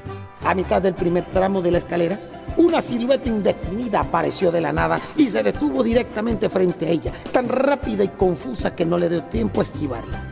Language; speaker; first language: Spanish; native; Spanish